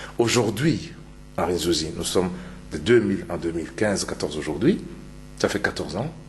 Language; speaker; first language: French; non-native, local second language; Luba-Lulua